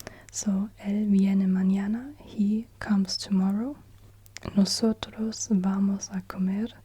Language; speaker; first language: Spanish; non-native, learner; German